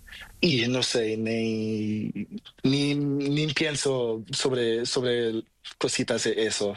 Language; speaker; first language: Spanish; non-native, learner; Portuguese